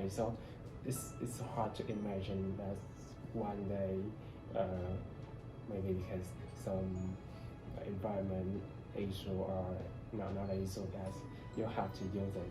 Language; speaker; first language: English; non-native, learner; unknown